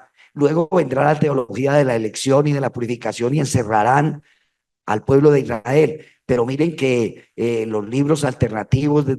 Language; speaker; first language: Spanish; native; Spanish